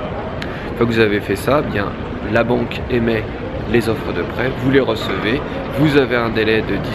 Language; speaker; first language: French; native; French